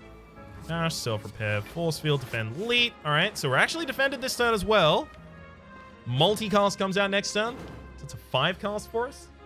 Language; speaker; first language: English; native; English